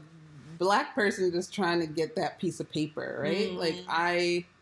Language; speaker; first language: English; native; English